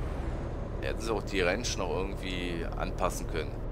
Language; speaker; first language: German; native; German